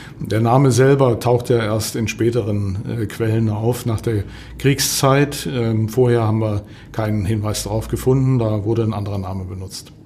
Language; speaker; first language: German; native; German